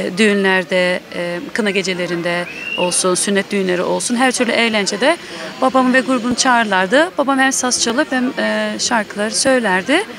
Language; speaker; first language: Turkish; early bilingual, heritage; Turkish